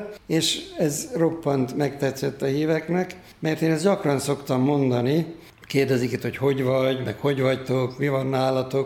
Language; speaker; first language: Hungarian; native; Hungarian